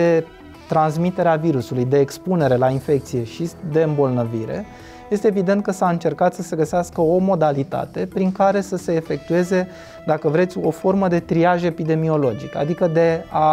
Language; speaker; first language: Romanian; native; Romanian